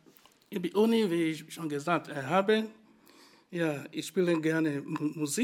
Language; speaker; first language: German; non-native, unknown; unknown